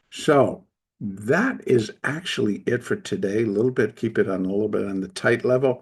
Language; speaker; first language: English; native; English